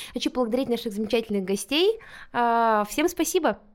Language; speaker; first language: Russian; native; Russian